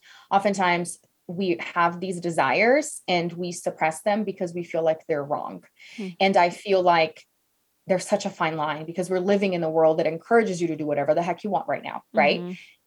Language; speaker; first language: English; non-native, fluent; Portuguese